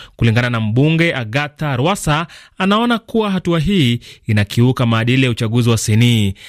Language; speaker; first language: Swahili; non-native, local second language; Rundi